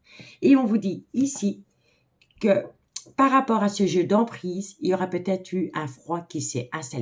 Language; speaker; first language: French; native; French